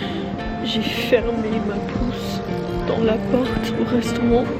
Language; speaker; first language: French; non-native, learner; English